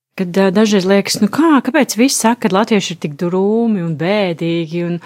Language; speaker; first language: Latvian; native; Latvian